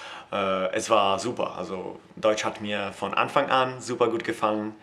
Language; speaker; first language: German; non-native, fluent; Italian